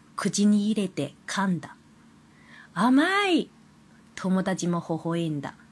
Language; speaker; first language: Japanese; non-native, fluent; Chinese